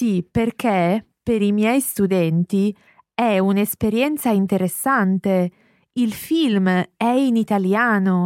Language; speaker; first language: Italian; non-native, learner; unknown